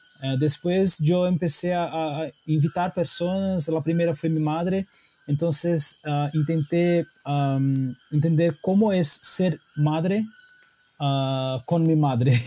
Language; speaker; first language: Spanish; non-native, fluent; Portuguese